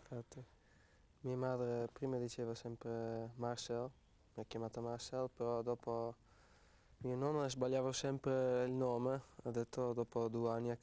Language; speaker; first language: Italian; non-native, fluent; Dutch